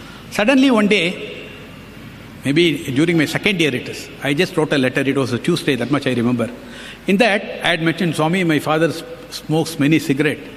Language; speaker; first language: English; non-native, local second language; Tamil